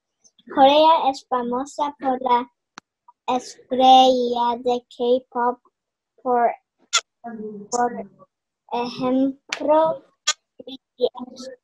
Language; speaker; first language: Spanish; non-native, learner; Korean